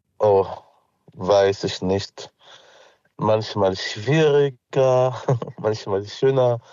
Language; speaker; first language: German; non-native, fluent; Arabic